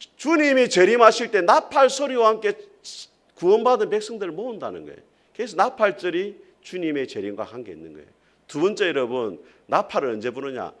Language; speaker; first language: Korean; native; Korean